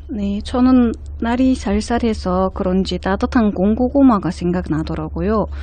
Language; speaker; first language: Korean; non-native, fluent; Mongolian